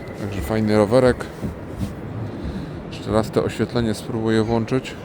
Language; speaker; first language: Polish; native; Polish